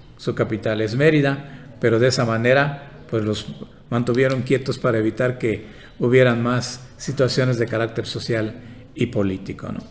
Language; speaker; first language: Spanish; non-native, local second language; Yucateco